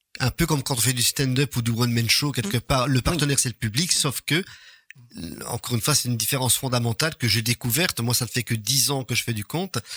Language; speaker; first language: French; native; French